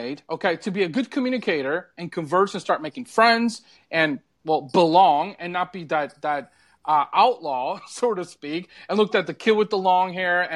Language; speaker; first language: English; early bilingual, other home language; Bulgarian